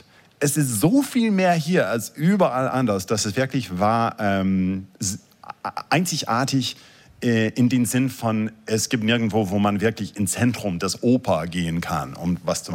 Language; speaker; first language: German; non-native, fluent; English